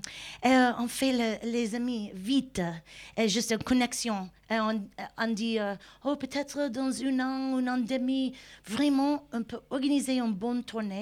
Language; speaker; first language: French; non-native, learner; English